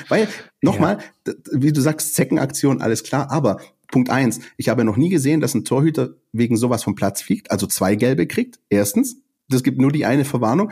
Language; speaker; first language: German; native; German